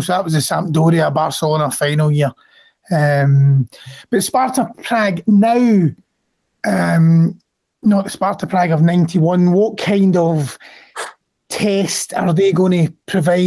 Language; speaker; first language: English; native; English